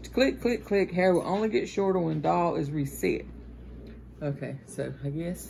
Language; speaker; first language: English; native; English